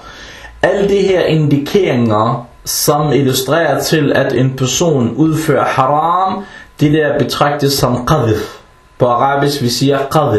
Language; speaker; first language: Danish; non-native, fluent; Arabic